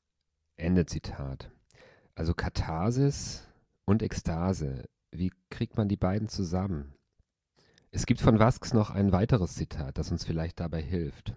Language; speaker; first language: German; native; German